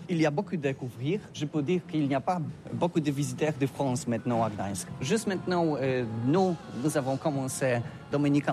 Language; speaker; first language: French; non-native, learner; Polish